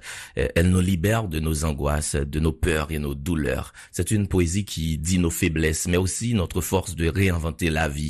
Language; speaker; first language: French; non-native, local second language; Haitian Creole